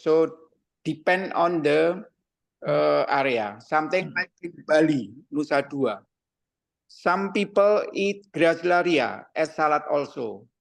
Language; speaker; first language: English; non-native, learner; Indonesian